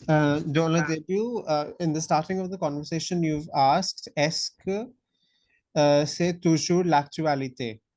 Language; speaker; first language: French; non-native, fluent; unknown